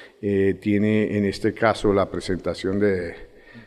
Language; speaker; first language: Spanish; native; Spanish